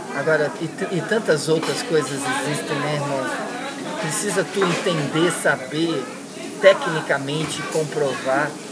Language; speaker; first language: Portuguese; early bilingual, heritage; Portuguese